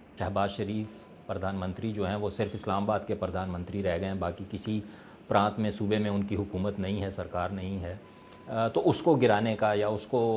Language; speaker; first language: Urdu; native; Urdu